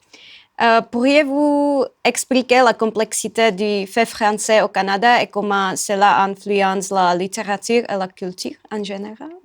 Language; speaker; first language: French; non-native, fluent; Czech